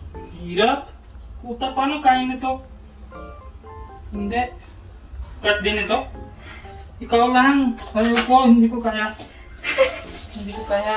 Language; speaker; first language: Filipino; non-native, learner; Punjabi